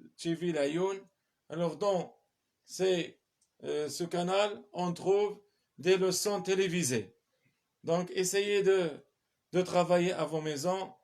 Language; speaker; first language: French; non-native, local second language; Arabic